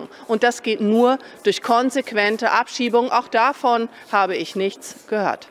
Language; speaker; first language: German; native; German